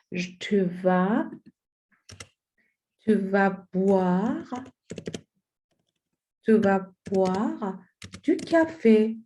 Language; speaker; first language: French; non-native, fluent; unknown